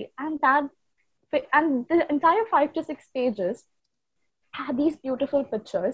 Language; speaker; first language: English; non-native, local second language; Hindi